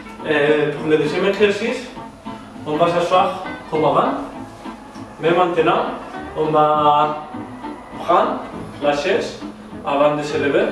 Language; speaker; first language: French; non-native, learner; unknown